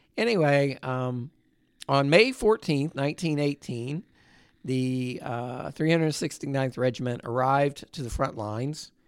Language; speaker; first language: English; native; English